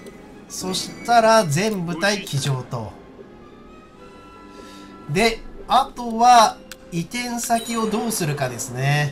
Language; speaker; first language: Japanese; native; Japanese